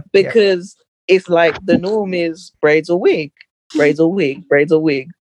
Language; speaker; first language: English; native; English